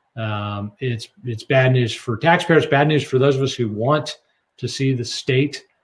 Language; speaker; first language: English; native; English